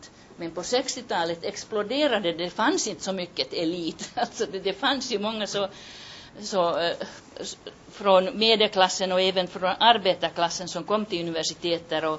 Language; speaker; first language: Swedish; non-native, local second language; Finnish